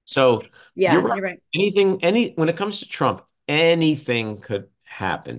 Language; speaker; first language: English; native; English